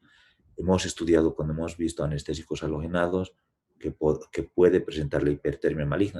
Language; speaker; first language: Spanish; native; Spanish